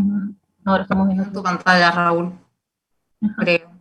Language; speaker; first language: Spanish; native; Spanish